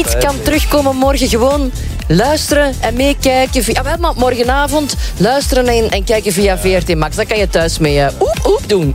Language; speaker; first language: Dutch; native; Dutch